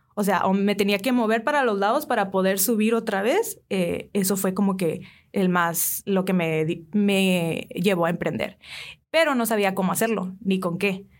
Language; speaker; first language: Spanish; early bilingual, heritage; Spanish